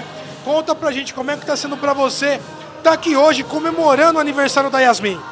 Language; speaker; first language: Portuguese; native; Portuguese